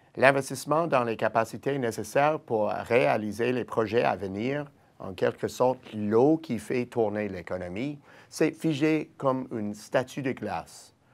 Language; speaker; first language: French; native; French